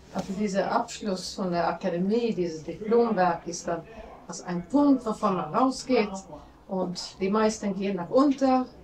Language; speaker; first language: German; non-native, fluent; Latvian